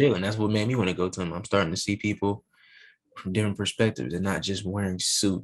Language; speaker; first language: English; native; English